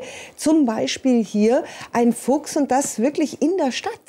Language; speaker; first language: German; native; German